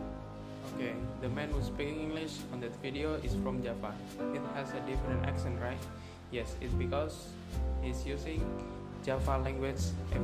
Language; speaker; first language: English; non-native, learner; Indonesian